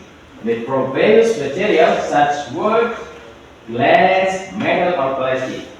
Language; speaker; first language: English; non-native, learner; Indonesian